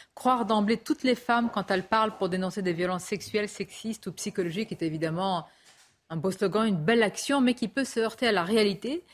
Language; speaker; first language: French; native; French